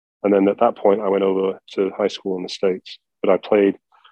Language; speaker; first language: English; native; English